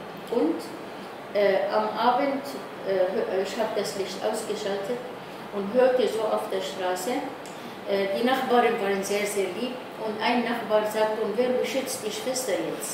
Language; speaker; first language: German; non-native, fluent; Arabic